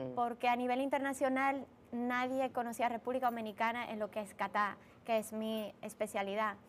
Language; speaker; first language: Spanish; early bilingual, other home language; Bulgarian